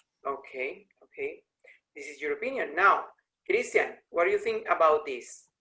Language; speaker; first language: English; non-native, learner; Spanish